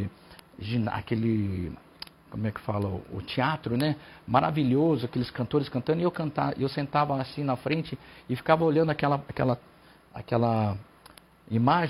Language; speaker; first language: Portuguese; native; Portuguese